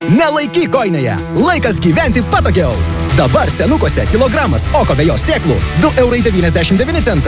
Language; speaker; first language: Lithuanian; native; Lithuanian